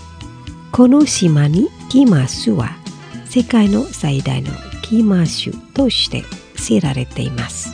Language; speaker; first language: Japanese; non-native, fluent; Indonesian